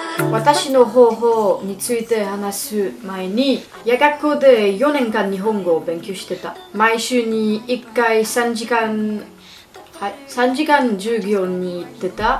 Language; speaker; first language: Japanese; non-native, learner; French